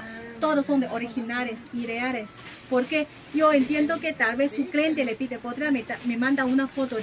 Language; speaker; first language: Spanish; non-native, learner; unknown